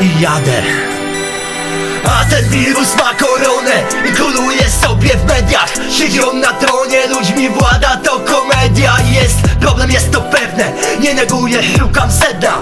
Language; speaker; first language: Polish; native; Polish